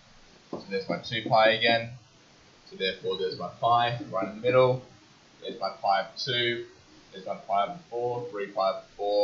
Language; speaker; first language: English; native; English